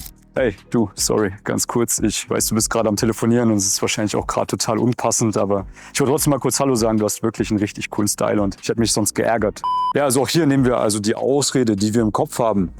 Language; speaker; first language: German; native; German